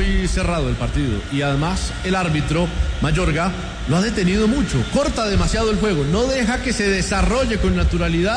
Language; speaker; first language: Spanish; native; Spanish